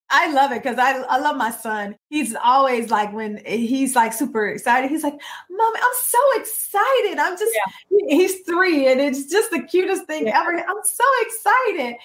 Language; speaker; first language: English; native; English